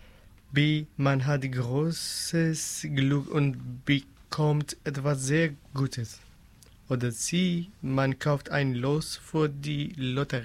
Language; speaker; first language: German; non-native, learner; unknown